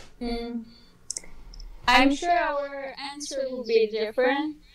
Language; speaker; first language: English; non-native, fluent; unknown